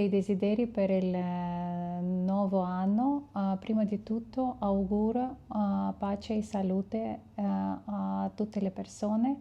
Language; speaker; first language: Italian; non-native, fluent; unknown